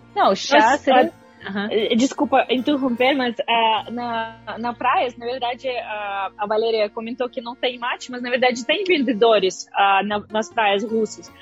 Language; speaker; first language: Portuguese; non-native, fluent; Russian